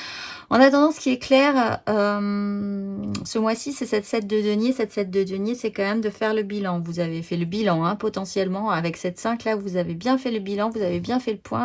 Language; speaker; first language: French; native; French